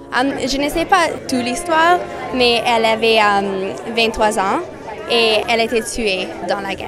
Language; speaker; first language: French; non-native, learner; English